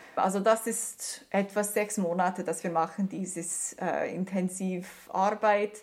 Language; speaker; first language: German; non-native, fluent; English